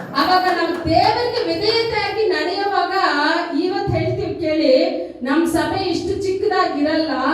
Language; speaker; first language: Kannada; non-native, local second language; Tamil